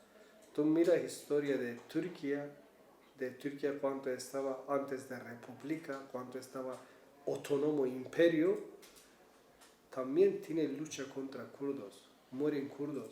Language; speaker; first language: Spanish; non-native, learner; Kurdish